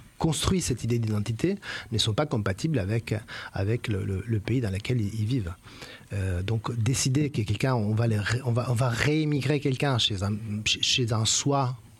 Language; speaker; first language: French; non-native, fluent; Italian